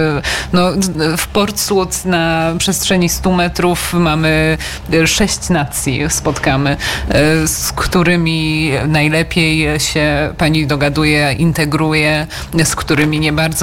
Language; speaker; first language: Polish; native; Polish